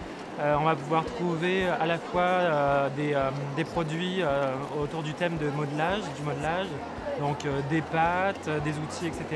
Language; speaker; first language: French; native; French